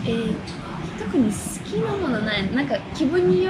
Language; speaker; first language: Japanese; non-native, fluent; Russian